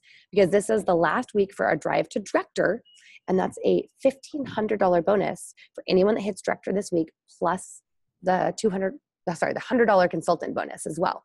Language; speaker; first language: English; native; English